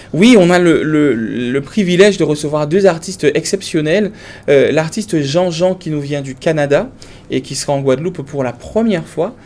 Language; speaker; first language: French; native; French